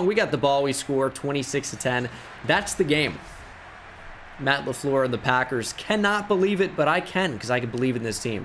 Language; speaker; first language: English; native; English